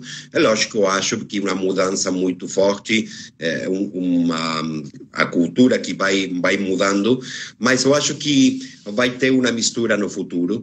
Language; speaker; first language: Portuguese; non-native, fluent; Spanish